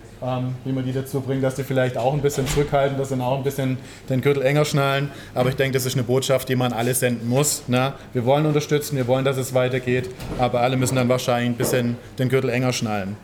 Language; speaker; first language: German; native; German